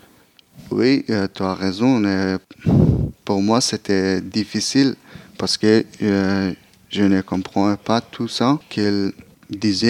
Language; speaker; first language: French; non-native, learner; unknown